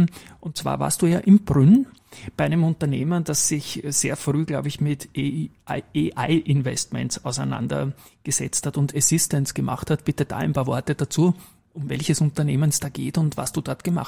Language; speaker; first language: German; native; German